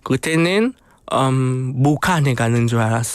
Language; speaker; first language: Korean; non-native, fluent; Spanish